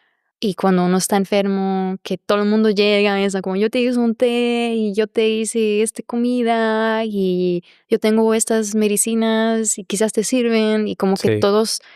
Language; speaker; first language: Spanish; non-native, fluent; German